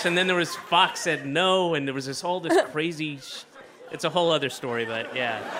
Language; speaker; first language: English; native; English